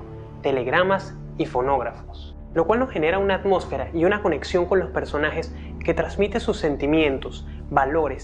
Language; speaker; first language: Spanish; native; Spanish